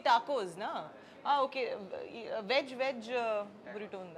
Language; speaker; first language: Telugu; non-native, local second language; Bangla